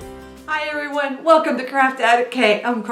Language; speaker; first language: English; native; English